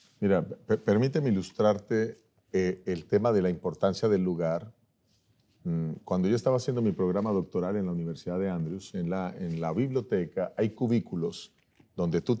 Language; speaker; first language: Spanish; native; Spanish